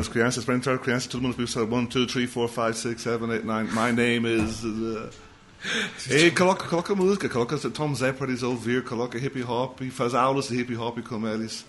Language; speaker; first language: Portuguese; non-native, fluent; English